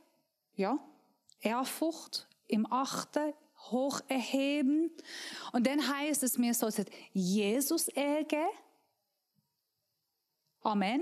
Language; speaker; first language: German; non-native, learner; Persian